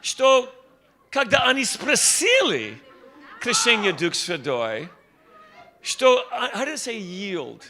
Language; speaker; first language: Russian; non-native, learner; English